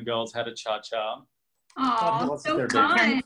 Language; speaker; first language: English; native; English